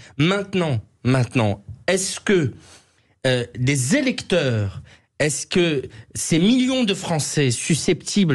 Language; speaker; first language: French; native; French